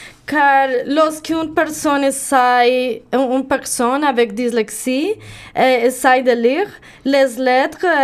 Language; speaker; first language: French; non-native, learner; Spanish